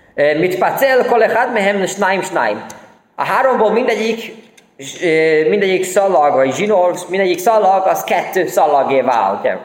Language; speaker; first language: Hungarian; early bilingual, heritage; Hungarian